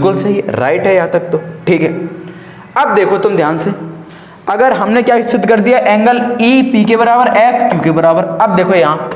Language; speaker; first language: Hindi; native; Hindi